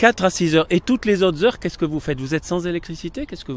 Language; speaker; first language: French; native; French